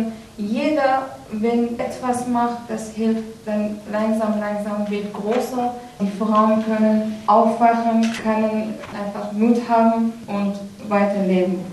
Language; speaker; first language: German; non-native, learner; Persian